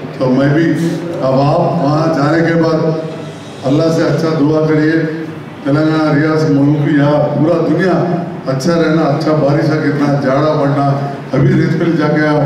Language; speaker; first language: Urdu; non-native, local second language; Telugu